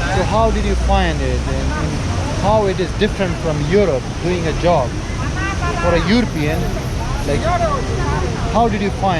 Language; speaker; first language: English; non-native, fluent; Urdu